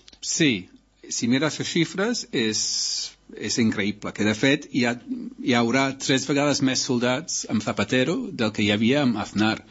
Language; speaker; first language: Catalan; non-native, local second language; Spanish